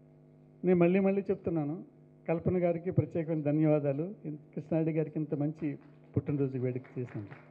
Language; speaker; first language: Telugu; native; Telugu